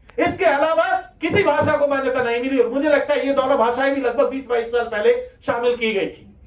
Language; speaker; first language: Hindi; non-native, local second language; Rajasthani